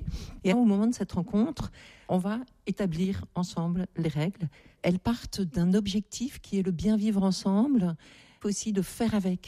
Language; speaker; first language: French; native; French